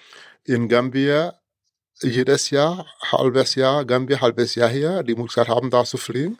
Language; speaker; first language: German; non-native, fluent; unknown